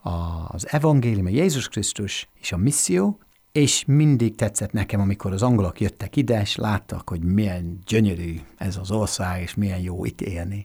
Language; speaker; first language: Hungarian; non-native, fluent; English